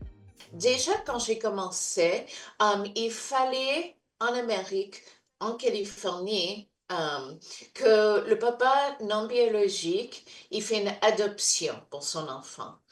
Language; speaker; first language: French; non-native, fluent; English